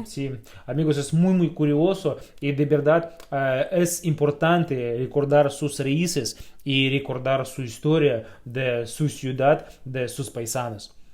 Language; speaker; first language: Spanish; non-native, fluent; Russian